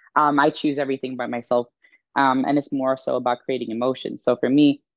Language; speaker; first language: English; non-native, fluent; Swedish